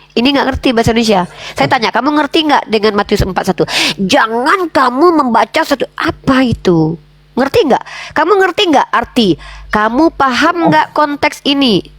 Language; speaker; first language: Indonesian; non-native, local second language; Minangkabau